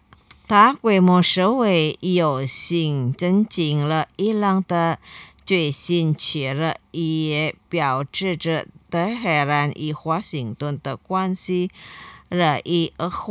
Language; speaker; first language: Chinese; non-native, fluent; Indonesian